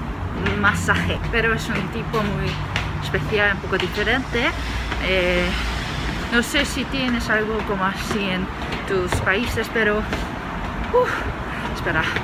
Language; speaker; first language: Spanish; non-native, fluent; Korean